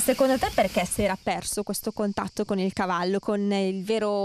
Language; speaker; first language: Italian; native; Italian